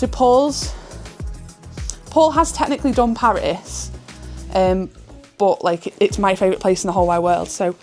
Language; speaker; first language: English; native; English